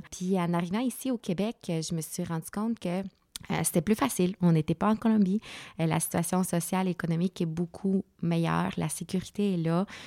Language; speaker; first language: French; non-native, fluent; Spanish